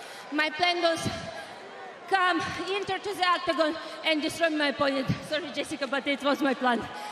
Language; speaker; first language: English; non-native, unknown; Russian